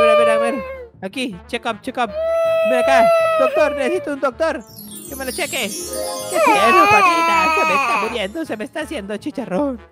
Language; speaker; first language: Spanish; native; Spanish